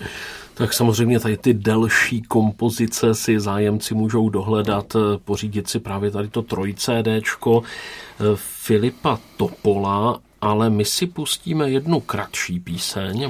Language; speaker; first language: Czech; native; Czech